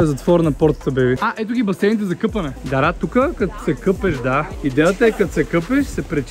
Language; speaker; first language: Bulgarian; native; Bulgarian